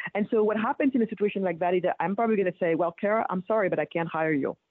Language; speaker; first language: English; early bilingual, other home language; Wolof